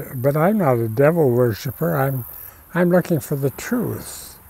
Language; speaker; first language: English; native; English